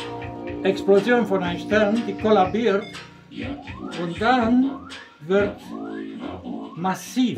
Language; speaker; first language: German; non-native, fluent; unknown